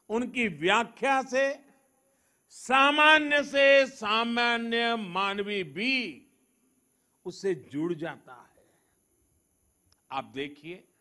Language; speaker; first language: Hindi; non-native, local second language; Gujarati